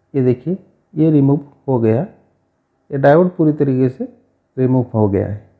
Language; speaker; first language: Hindi; non-native, local second language; Odia